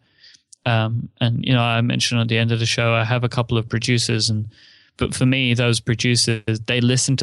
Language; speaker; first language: English; native; English